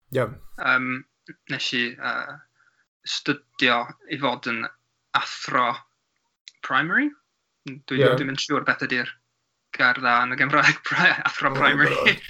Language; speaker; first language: Welsh; non-native, learner; English